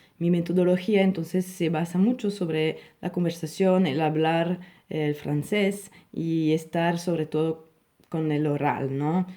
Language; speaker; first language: Spanish; non-native, fluent; French